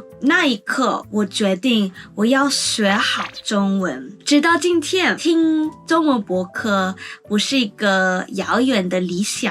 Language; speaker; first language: Chinese; non-native, fluent; English